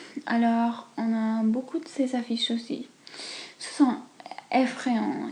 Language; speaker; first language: French; non-native, fluent; English